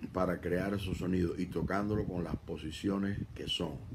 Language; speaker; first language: Spanish; native; Spanish